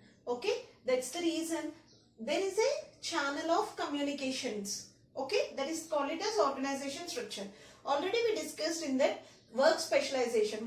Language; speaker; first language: English; non-native, local second language; Telugu